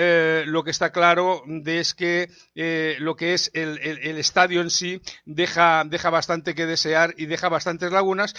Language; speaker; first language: Spanish; native; Spanish